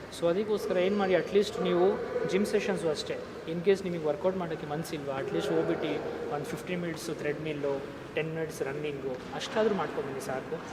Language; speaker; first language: Kannada; non-native, local second language; Hindi